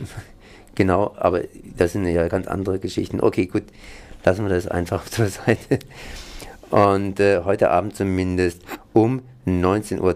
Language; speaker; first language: German; native; German